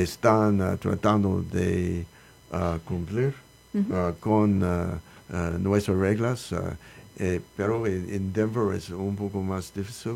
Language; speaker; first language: Spanish; non-native, learner; English